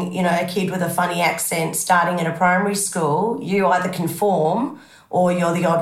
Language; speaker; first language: English; native; English